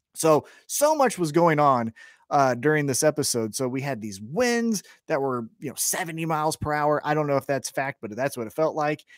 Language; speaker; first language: English; native; English